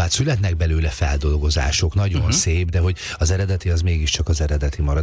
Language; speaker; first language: Hungarian; native; Hungarian